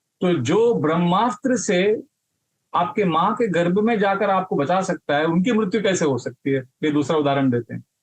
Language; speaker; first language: Hindi; non-native, local second language; Marathi